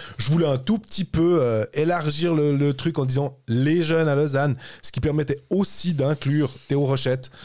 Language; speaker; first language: French; native; French